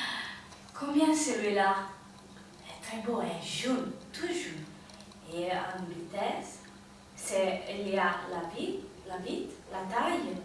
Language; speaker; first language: French; non-native, learner; Spanish